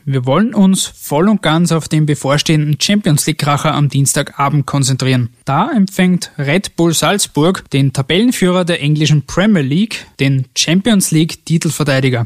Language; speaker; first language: German; native; German